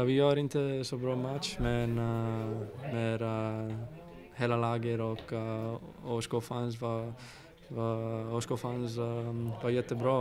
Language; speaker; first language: Swedish; non-native, learner; English